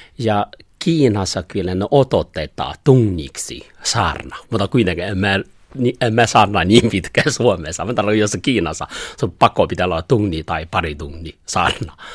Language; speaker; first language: Finnish; non-native, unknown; Chinese